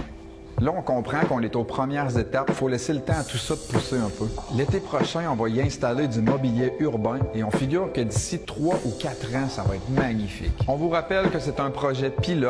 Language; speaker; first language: French; native; French